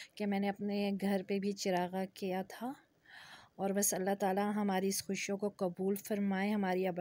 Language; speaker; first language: Urdu; native; Urdu